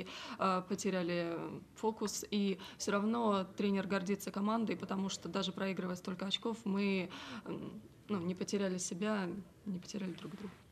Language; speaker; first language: Russian; native; Russian